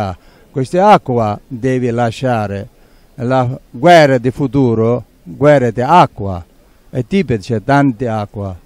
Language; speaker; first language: Italian; non-native, learner; Tibetan